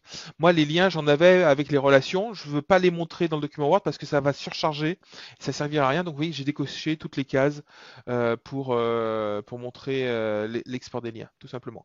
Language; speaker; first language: French; native; French